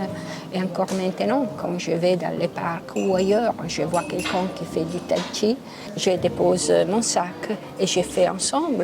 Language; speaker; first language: French; non-native, local second language; Italian